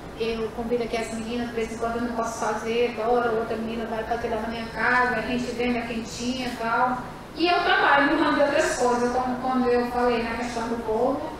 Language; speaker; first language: Portuguese; native; Portuguese